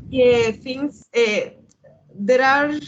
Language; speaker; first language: English; non-native, learner; Spanish